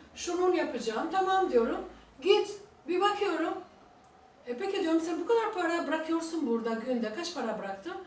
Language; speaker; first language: Turkish; non-native, fluent; Albanian